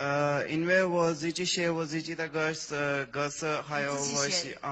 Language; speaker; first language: Chinese; non-native, fluent; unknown